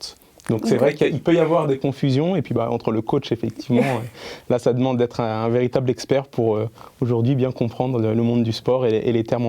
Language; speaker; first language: French; native; French